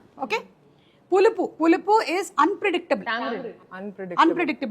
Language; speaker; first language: Telugu; native; Telugu